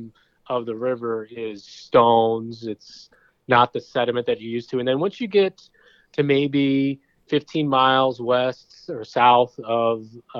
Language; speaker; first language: English; native; English